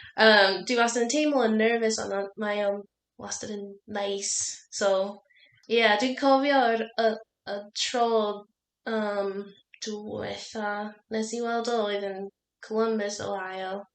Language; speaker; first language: Welsh; non-native, learner; English